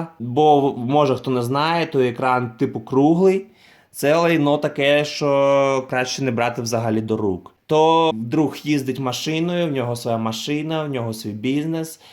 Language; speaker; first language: Ukrainian; non-native, local second language; Russian